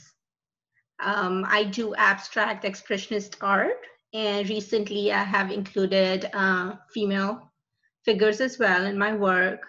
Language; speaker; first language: English; non-native, local second language; Hindi